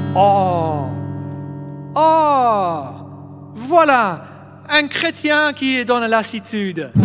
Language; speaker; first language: French; non-native, fluent; English